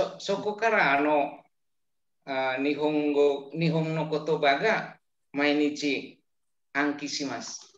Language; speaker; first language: Japanese; non-native, learner; Indonesian